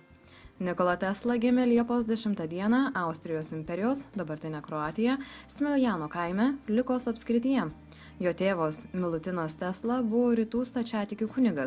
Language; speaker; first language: Lithuanian; native; Lithuanian